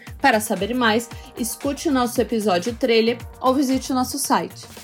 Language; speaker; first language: Portuguese; native; Portuguese